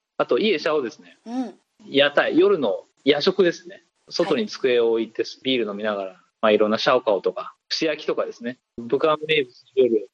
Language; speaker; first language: Japanese; native; Japanese